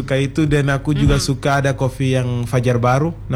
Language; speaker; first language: Indonesian; non-native, learner; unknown